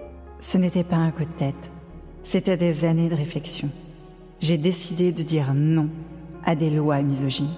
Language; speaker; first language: French; native; French